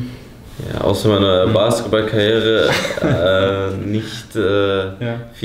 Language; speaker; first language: German; early bilingual, heritage; English